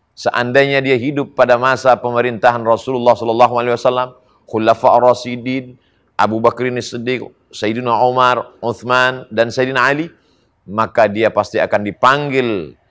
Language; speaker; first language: Malay; native; Malay